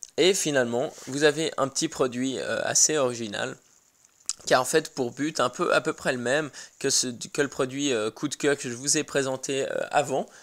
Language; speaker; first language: French; native; French